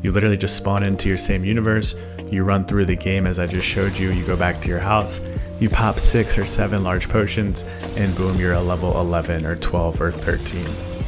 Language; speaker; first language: English; native; English